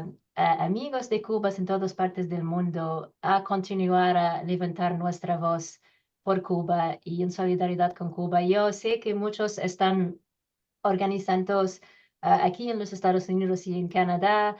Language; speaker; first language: Spanish; non-native, learner; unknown